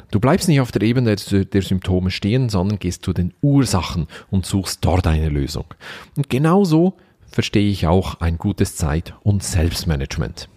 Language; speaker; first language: German; native; German